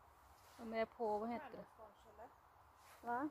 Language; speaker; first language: Swedish; non-native, learner; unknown